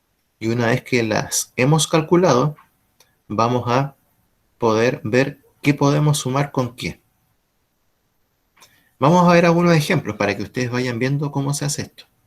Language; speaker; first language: Spanish; native; Spanish